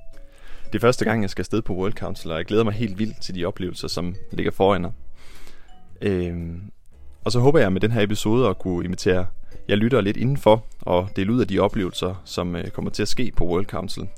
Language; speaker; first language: Danish; native; Danish